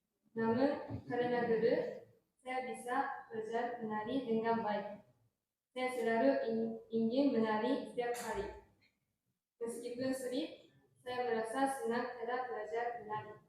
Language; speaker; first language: Indonesian; non-native, learner; Japanese